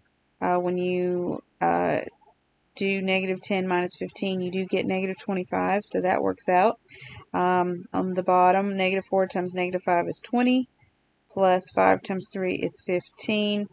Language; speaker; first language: English; native; English